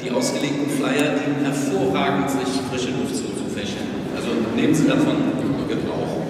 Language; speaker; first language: German; native; German